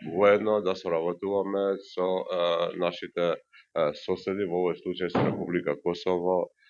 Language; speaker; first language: Macedonian; non-native, local second language; Albanian